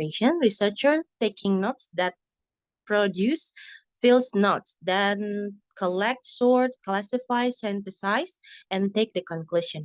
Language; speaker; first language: English; non-native, learner; Indonesian